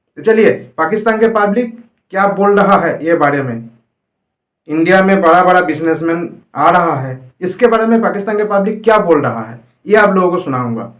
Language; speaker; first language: Hindi; non-native, local second language; Bangla